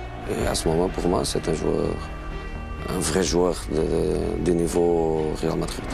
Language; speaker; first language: French; non-native, fluent; Portuguese